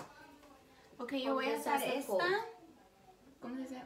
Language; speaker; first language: Spanish; early bilingual, heritage; Spanish